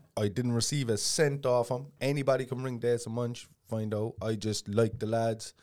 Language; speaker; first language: English; native; English